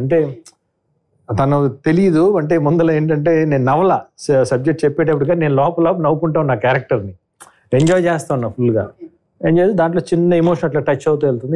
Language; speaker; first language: Telugu; native; Telugu